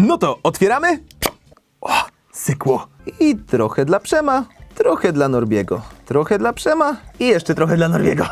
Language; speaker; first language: Polish; native; Polish